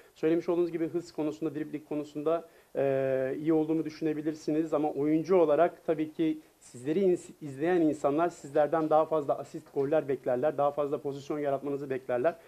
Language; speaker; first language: Turkish; native; Turkish